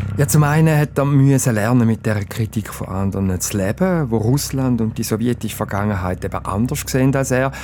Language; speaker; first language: German; native; German